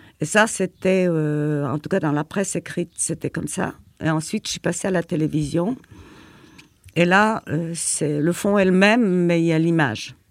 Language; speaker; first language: French; non-native, fluent; Polish